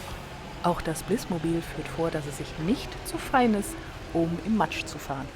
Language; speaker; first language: German; native; German